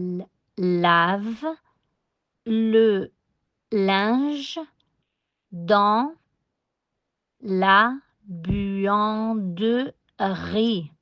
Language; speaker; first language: French; non-native, fluent; Spanish